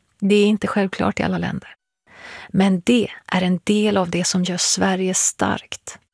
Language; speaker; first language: Swedish; early bilingual, other home language; Persian